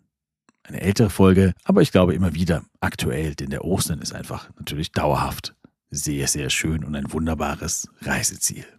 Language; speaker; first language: German; native; German